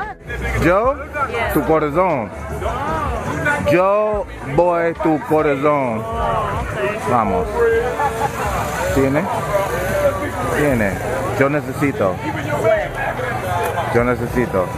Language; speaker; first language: Spanish; non-native, learner; English